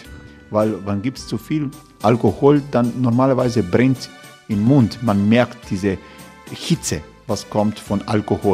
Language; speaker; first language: German; non-native, learner; Croatian